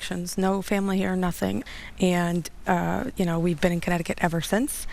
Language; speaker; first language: English; early bilingual, other home language; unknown